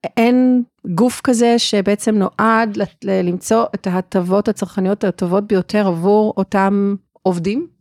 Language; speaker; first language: Hebrew; non-native, fluent; English